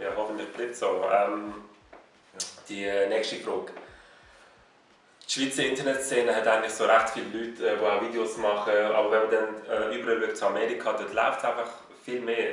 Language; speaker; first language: German; native; German